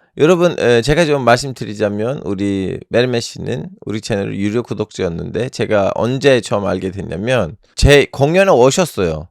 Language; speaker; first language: Korean; non-native, fluent; Turkish